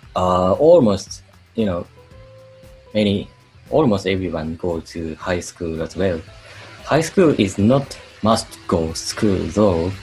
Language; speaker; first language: English; non-native, learner; Japanese